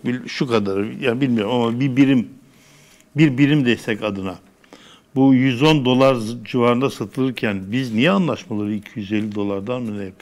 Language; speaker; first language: Turkish; native; Turkish